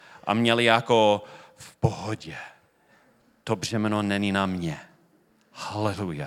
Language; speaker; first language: Czech; non-native, fluent; English